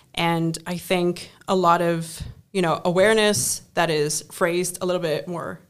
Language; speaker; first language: English; non-native, fluent; German